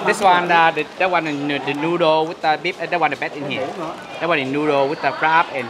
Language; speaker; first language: English; non-native, learner; Vietnamese